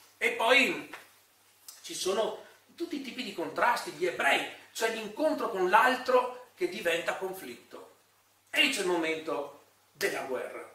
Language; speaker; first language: Italian; native; Italian